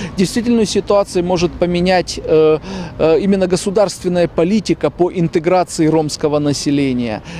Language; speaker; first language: Russian; native; Russian